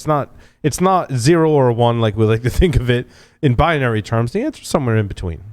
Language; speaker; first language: English; native; English